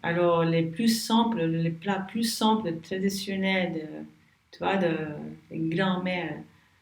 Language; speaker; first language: French; non-native, learner; English